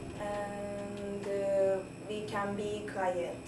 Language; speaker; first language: English; non-native, learner; Japanese